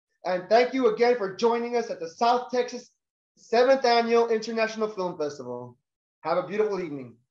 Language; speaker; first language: English; early bilingual, other home language; Spanish